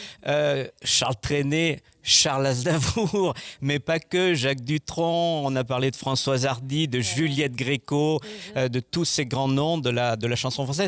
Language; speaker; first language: French; native; French